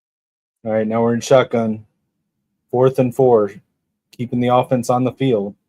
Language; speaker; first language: English; native; English